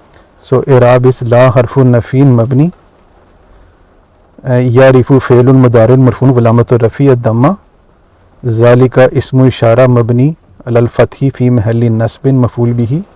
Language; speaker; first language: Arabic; non-native, fluent; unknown